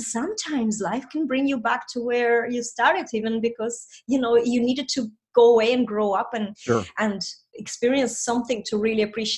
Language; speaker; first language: English; non-native, fluent; Russian